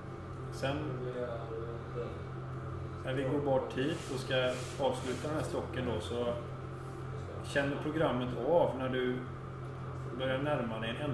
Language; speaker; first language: Swedish; native; Swedish